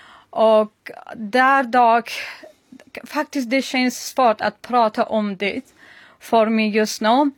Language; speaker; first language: Swedish; non-native, learner; Persian